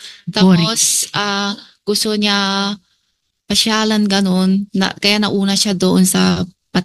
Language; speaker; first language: Filipino; non-native, learner; Chinese